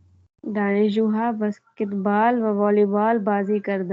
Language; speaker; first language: Persian; non-native, learner; Urdu